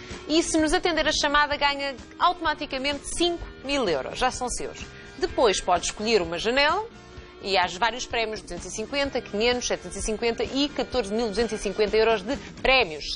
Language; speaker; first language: Portuguese; native; Portuguese